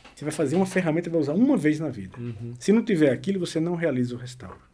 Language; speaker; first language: Portuguese; native; Portuguese